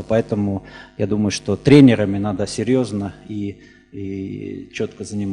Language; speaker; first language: Russian; native; Russian